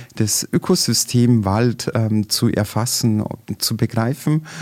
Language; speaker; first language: German; native; German